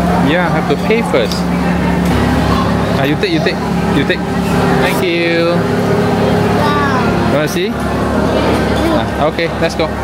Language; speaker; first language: English; non-native, local second language; Chinese